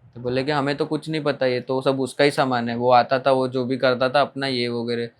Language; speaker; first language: Hindi; non-native, local second language; Marathi